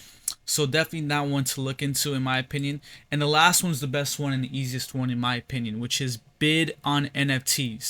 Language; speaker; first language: English; native; English